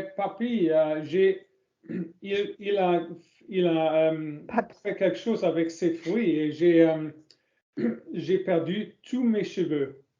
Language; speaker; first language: French; non-native, learner; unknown